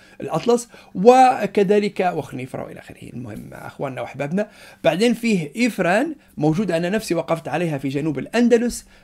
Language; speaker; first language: Arabic; non-native, local second language; Berber languages